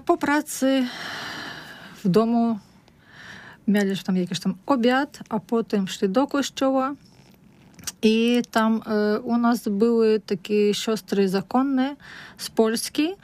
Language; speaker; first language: Polish; non-native, learner; Russian